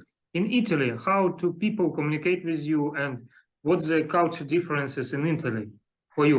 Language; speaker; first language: English; non-native, learner; Russian